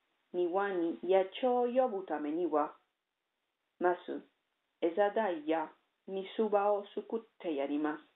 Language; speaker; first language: Japanese; non-native, learner; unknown